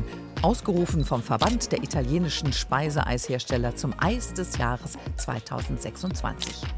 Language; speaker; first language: German; native; German